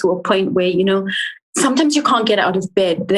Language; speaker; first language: English; native; English